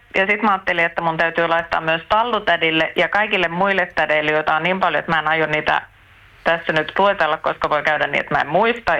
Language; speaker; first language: Finnish; early bilingual, heritage; Finnish